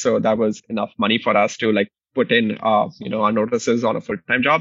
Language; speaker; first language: English; non-native, local second language; Hindi